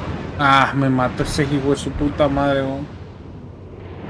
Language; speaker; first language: Spanish; native; Spanish